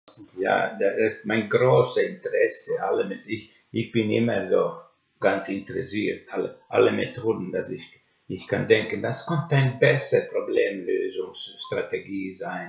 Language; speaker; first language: German; non-native, learner; Finnish